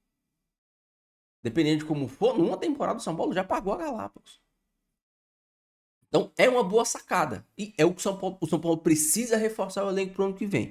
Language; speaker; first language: Portuguese; native; Portuguese